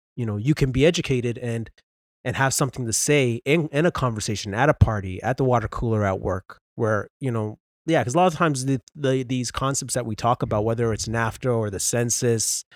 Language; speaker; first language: English; native; English